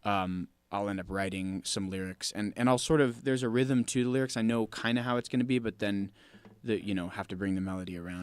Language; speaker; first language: English; native; English